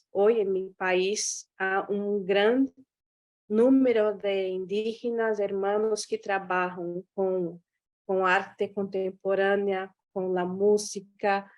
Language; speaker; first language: Spanish; non-native, learner; Portuguese